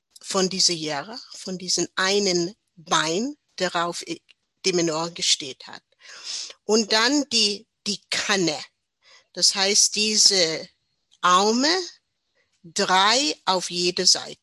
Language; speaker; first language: German; non-native, learner; English